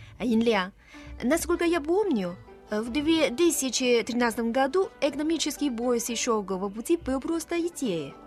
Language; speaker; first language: Russian; non-native, fluent; Chinese